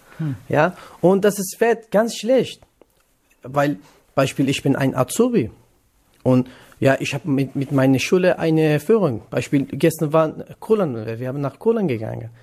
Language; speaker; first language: German; non-native, learner; Kurdish